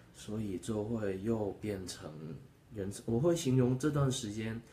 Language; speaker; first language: Chinese; non-native, local second language; Cantonese